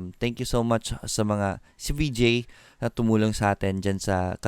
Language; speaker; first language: Filipino; native; Filipino